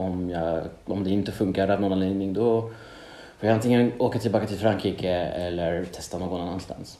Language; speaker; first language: Swedish; non-native, fluent; French